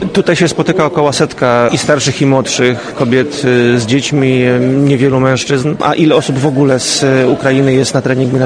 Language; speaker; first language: Polish; native; Polish